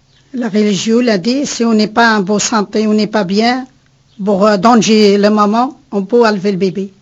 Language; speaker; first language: French; non-native, learner; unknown